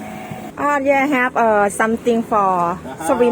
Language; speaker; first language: English; non-native, learner; Thai